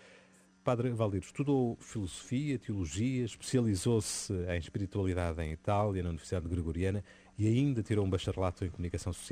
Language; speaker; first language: Portuguese; native; Portuguese